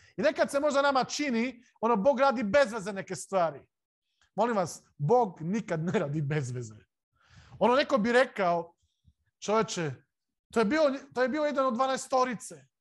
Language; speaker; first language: Serbian; non-native, local second language; Slovak